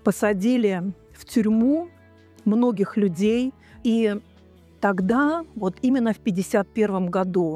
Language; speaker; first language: Russian; native; Russian